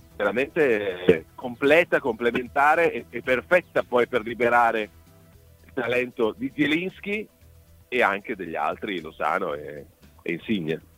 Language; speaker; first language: Italian; native; Italian